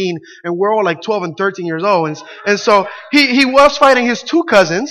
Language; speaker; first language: English; early bilingual, other home language; Spanish